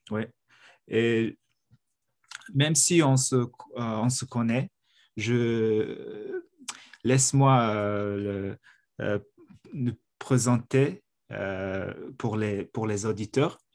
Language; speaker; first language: French; non-native, fluent; Mongolian